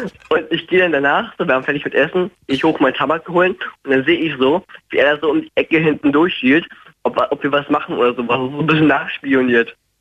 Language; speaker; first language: German; native; German